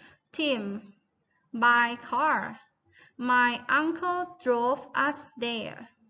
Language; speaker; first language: English; non-native, fluent; Thai